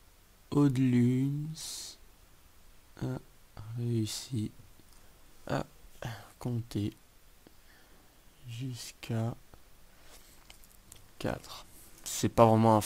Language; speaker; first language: French; native; French